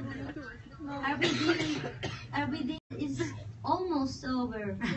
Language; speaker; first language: English; non-native, fluent; Spanish